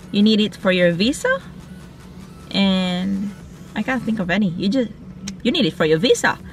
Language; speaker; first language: English; non-native, local second language; Cebuano